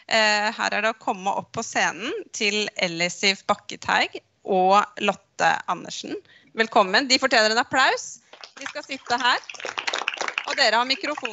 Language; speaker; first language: Norwegian; native; Norwegian